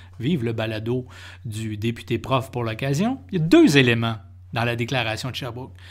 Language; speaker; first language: French; native; French